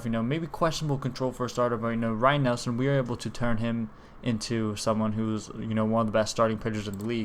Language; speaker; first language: English; native; English